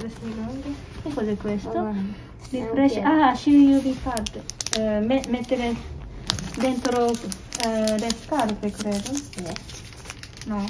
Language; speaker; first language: Italian; non-native, learner; Japanese